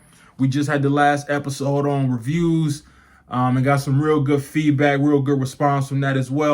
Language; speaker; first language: English; native; English